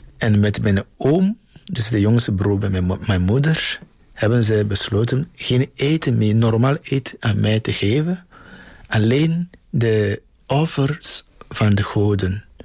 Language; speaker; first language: Dutch; non-native, fluent; Ewe